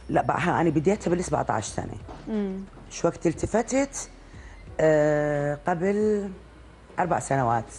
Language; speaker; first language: Arabic; native; Arabic